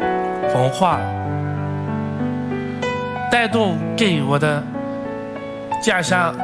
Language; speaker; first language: Chinese; non-native, fluent; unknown